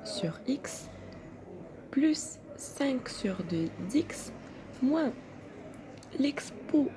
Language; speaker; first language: French; non-native, local second language; Arabic